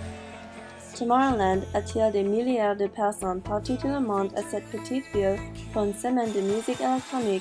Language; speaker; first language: French; non-native, learner; English